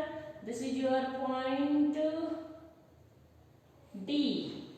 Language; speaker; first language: English; non-native, local second language; Hindi